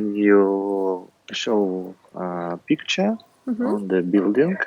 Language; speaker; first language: English; non-native, learner; Russian